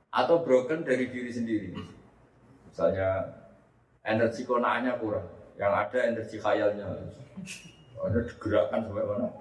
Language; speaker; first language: Indonesian; non-native, local second language; Javanese